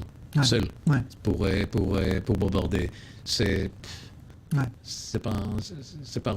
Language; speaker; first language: French; non-native, learner; Hebrew